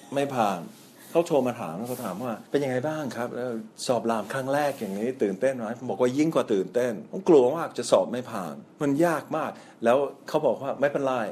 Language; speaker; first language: Thai; non-native, fluent; English